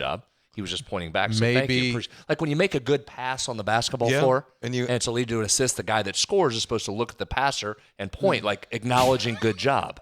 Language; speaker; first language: English; native; English